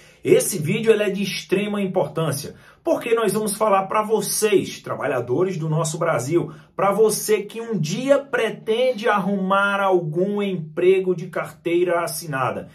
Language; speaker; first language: Portuguese; native; Portuguese